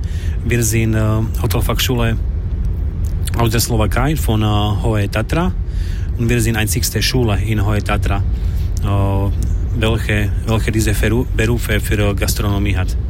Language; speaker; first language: German; non-native, fluent; Slovak